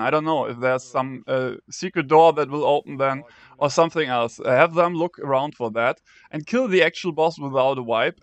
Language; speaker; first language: English; non-native, fluent; German